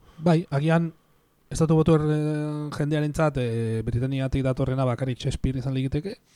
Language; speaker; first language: Basque; native; Basque